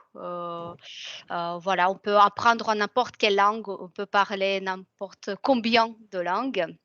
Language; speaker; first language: French; non-native, fluent; Russian